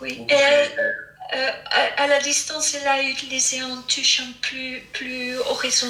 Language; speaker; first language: French; non-native, fluent; English